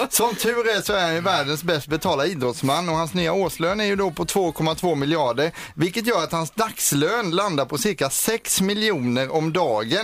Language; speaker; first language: Swedish; native; Swedish